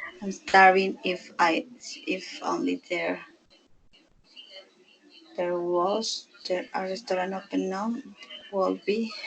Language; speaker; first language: English; non-native, learner; Spanish